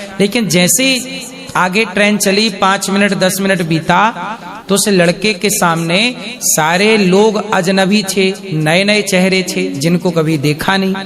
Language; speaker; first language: Hindi; native; Hindi